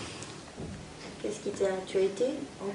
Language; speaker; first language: French; native; French